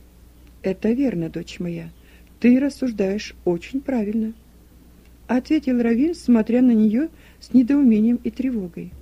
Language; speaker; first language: Russian; native; Russian